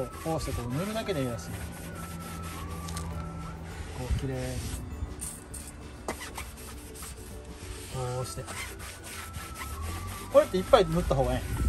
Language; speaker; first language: Japanese; native; Japanese